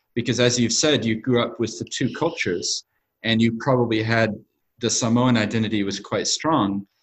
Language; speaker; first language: English; native; English